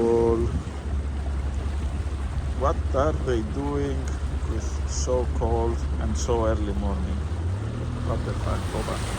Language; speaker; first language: English; non-native, learner; Greek